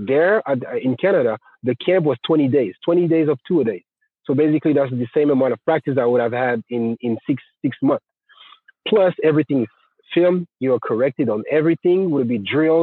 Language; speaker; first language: English; non-native, fluent; French